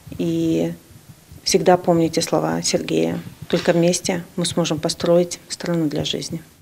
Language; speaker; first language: Russian; native; Russian